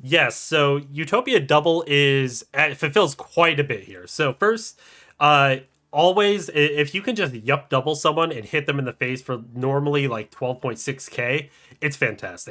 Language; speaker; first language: English; native; English